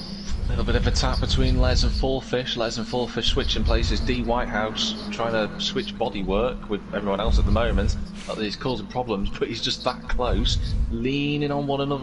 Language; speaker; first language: English; native; English